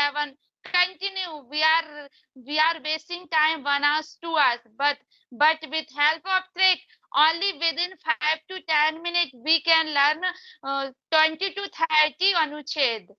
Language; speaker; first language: English; non-native, learner; Hindi